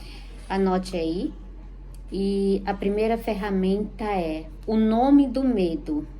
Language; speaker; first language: Portuguese; native; Portuguese